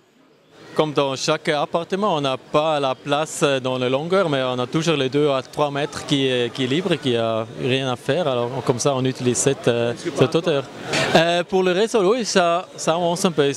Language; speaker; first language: French; non-native, local second language; German